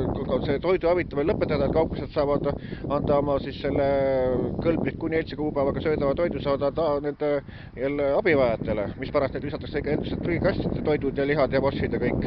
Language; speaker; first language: Estonian; native; Estonian